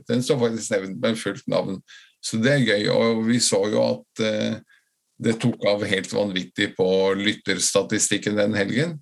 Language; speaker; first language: Norwegian; non-native, fluent; Latvian